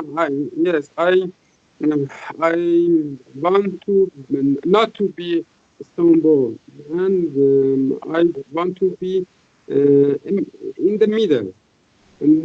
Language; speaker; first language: English; non-native, fluent; Persian